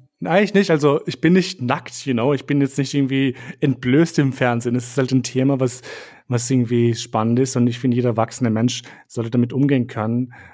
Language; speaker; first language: German; early bilingual, other home language; Albanian